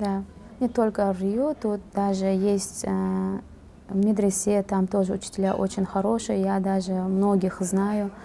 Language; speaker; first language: Russian; non-native, fluent; Uzbek